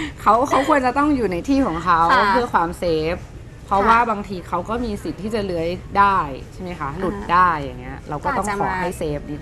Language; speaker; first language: Thai; native; Thai